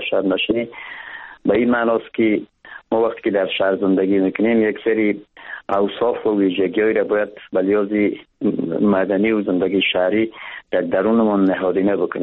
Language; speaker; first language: Persian; native; Persian